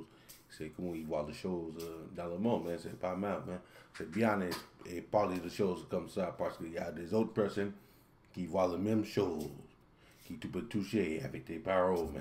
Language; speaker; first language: French; non-native, learner; English